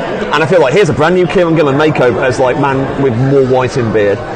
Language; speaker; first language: English; native; English